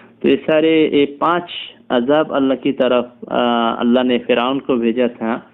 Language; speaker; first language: Urdu; non-native, fluent; Bangla